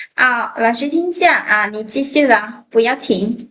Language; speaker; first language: Chinese; non-native, fluent; Lao